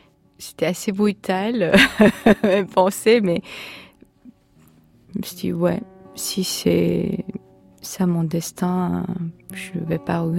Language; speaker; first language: French; non-native, fluent; Korean